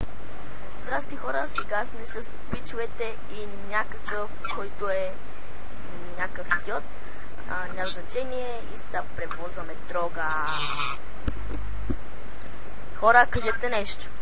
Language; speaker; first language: Bulgarian; native; Bulgarian